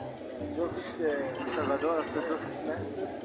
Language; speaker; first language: Spanish; non-native, learner; Hebrew